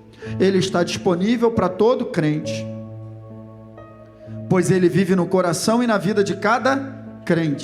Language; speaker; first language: Portuguese; native; Portuguese